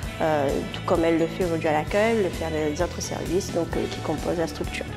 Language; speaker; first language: French; native; French